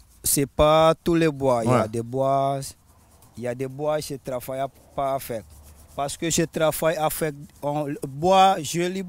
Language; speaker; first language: French; non-native, local second language; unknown